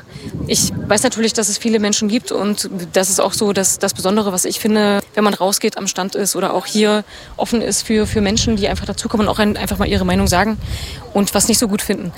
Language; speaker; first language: German; native; German